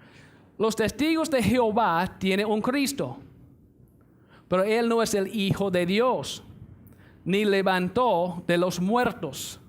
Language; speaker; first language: Spanish; non-native, fluent; English